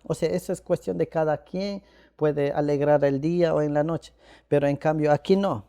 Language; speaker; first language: Spanish; non-native, local second language; Quechua